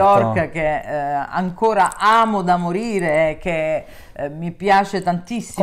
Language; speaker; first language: Italian; native; Italian